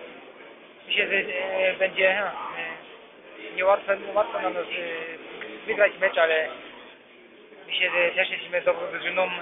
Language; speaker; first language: Polish; early bilingual, heritage; Polish